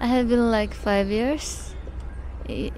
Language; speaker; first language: English; non-native, fluent; Nepali